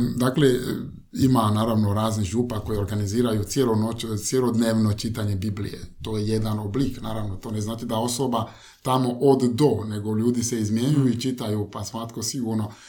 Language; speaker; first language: Croatian; non-native, fluent; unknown